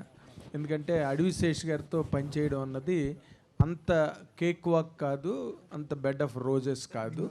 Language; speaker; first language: Telugu; native; Telugu